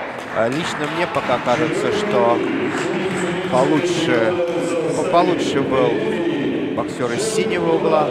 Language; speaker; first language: Russian; native; Russian